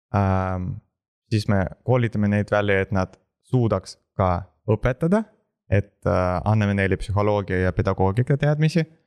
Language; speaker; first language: Estonian; non-native, local second language; Russian